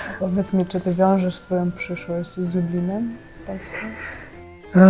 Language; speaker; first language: Polish; non-native, fluent; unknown